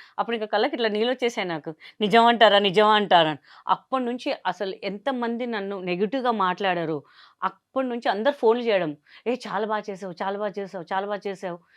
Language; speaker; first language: Telugu; non-native, local second language; Hindi